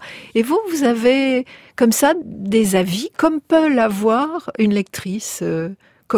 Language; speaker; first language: French; native; French